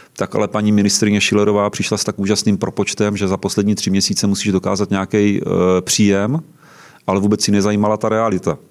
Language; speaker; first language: Czech; native; Czech